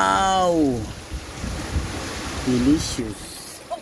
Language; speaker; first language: English; non-native, local second language; Filipino